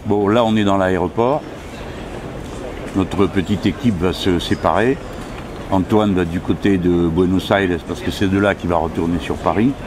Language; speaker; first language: French; native; French